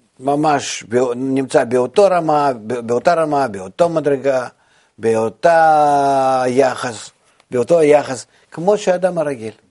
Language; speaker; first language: Hebrew; non-native, fluent; Russian